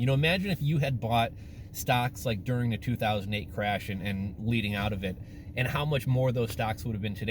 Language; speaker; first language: English; native; English